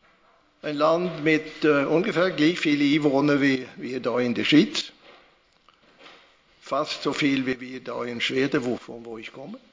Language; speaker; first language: German; non-native, fluent; Swedish